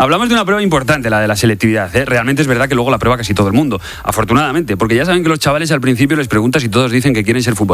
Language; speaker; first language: Spanish; native; Spanish